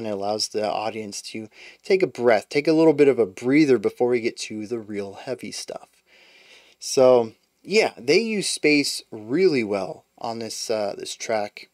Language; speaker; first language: English; native; English